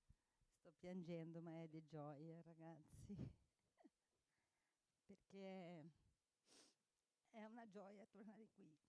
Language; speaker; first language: Italian; non-native, fluent; Portuguese